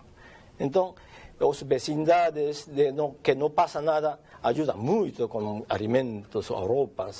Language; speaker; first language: Portuguese; non-native, learner; Japanese